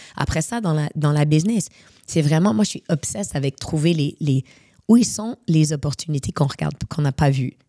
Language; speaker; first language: French; native; French